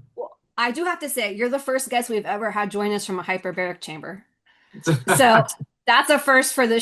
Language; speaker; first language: English; native; English